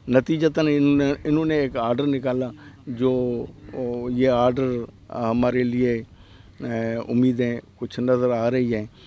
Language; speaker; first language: Urdu; non-native, local second language; Baluchi